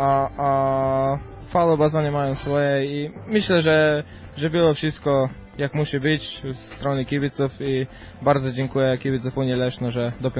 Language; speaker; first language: Polish; non-native, fluent; Croatian